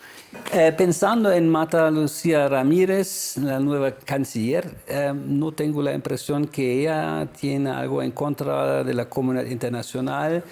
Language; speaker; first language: Spanish; non-native, fluent; German